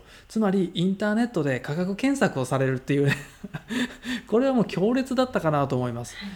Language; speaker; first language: Japanese; native; Japanese